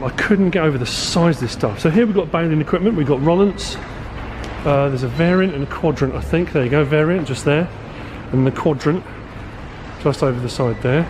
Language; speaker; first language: English; native; English